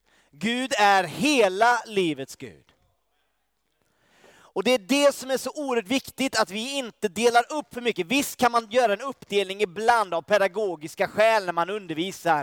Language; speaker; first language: Swedish; native; Swedish